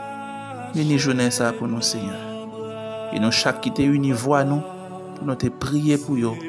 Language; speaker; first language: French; non-native, learner; Haitian Creole